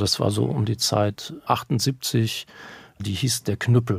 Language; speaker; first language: German; native; German